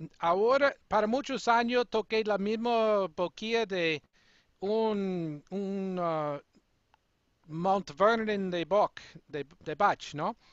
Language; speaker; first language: Spanish; non-native, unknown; English